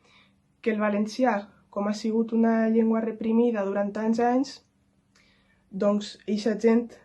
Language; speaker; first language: Catalan; non-native, local second language; Spanish